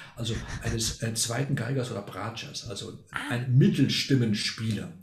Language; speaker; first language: German; non-native, fluent; Spanish